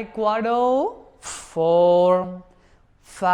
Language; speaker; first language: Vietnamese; non-native, learner; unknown